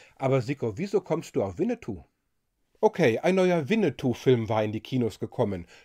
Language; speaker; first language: German; native; German